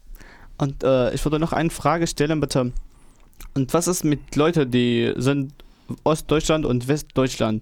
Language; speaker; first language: German; non-native, learner; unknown